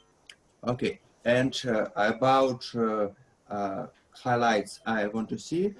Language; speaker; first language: English; non-native, learner; Russian